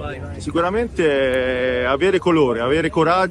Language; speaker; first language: Italian; native; Italian